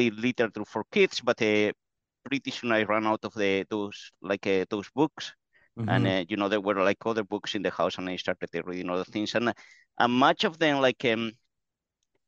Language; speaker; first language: English; non-native, fluent; Spanish